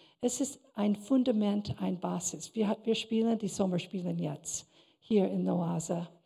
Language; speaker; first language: German; non-native, fluent; English